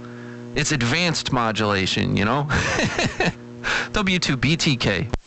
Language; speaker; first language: English; native; English